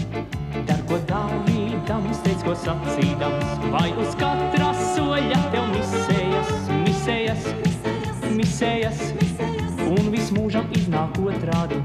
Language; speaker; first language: Latvian; native; Latvian